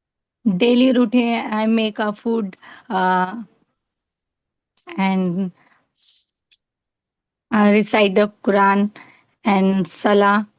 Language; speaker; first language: English; non-native, learner; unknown